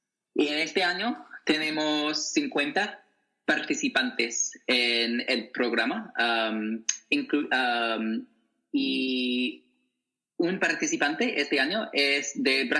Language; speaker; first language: Spanish; non-native, learner; English